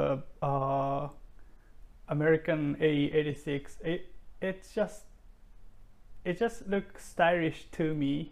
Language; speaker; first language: English; non-native, fluent; Japanese